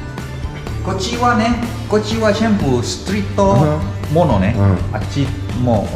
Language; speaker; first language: Japanese; non-native, learner; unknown